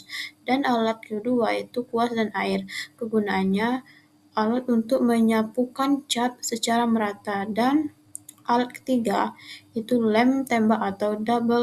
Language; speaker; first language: Indonesian; native; Indonesian